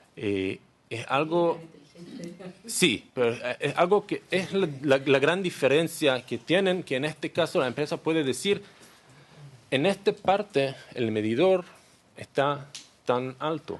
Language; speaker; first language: Spanish; non-native, learner; Hebrew